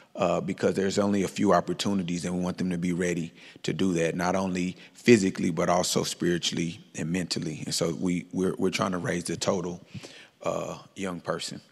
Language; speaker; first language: English; native; English